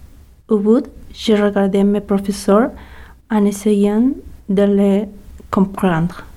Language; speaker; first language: French; non-native, learner; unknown